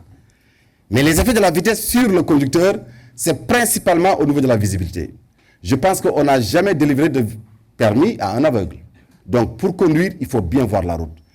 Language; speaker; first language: French; non-native, local second language; Wolof